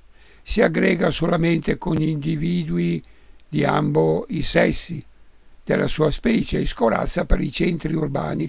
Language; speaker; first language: Italian; native; Italian